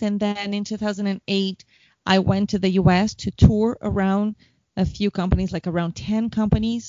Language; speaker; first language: English; non-native, fluent; Portuguese